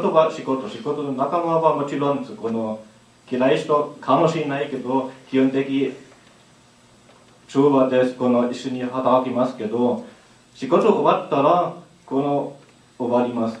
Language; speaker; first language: Japanese; non-native, learner; German